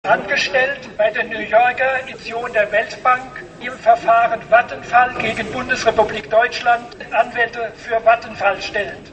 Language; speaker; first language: German; native; German